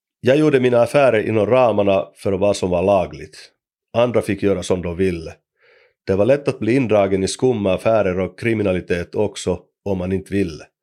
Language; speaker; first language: Swedish; native; Swedish